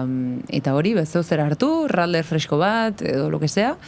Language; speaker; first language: Basque; native; Basque